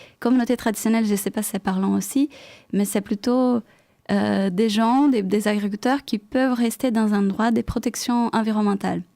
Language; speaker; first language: French; non-native, fluent; Portuguese